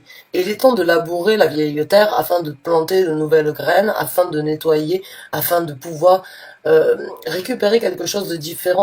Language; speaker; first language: French; native; French